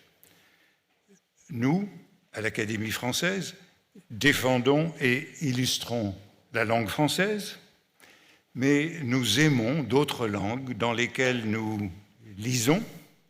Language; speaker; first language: French; native; French